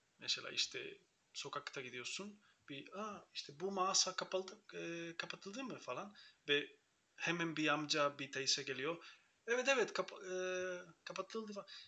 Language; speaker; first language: Turkish; non-native, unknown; Spanish